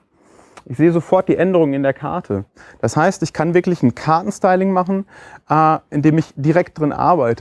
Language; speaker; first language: German; native; German